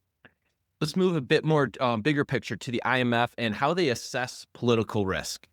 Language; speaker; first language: English; native; English